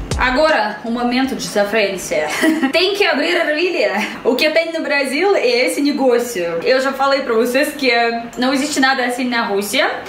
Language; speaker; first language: Portuguese; non-native, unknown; Russian